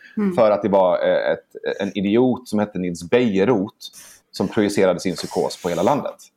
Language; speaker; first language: Swedish; early bilingual, other home language; Persian